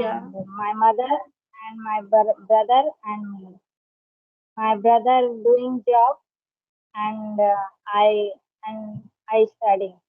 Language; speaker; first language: English; non-native, learner; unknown